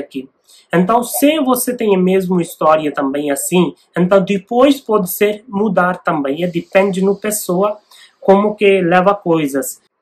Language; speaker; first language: Portuguese; non-native, learner; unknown